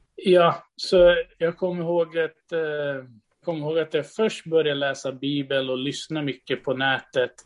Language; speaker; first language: Swedish; non-native, fluent; Portuguese